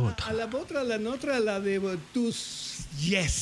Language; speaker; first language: French; non-native, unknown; Spanish